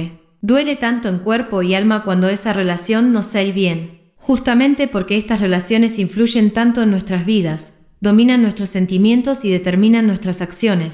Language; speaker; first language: Spanish; native; Spanish